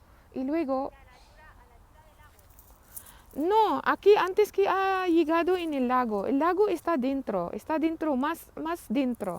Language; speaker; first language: Spanish; non-native, learner; Filipino